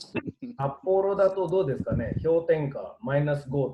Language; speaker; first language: Japanese; non-native, fluent; Indonesian